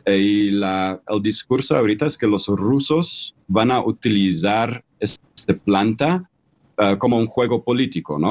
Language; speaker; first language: Spanish; non-native, fluent; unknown